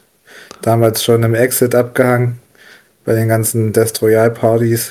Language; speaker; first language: German; native; German